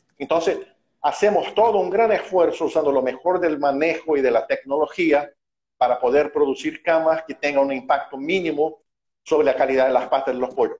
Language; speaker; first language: Spanish; non-native, fluent; Portuguese